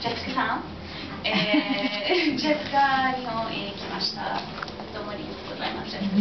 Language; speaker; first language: Japanese; non-native, learner; English